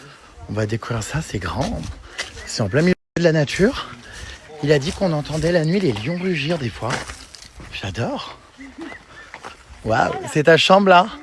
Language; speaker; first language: French; native; French